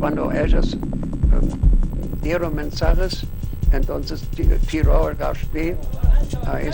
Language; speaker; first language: Spanish; non-native, fluent; German